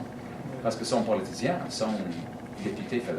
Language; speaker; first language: French; non-native, learner; English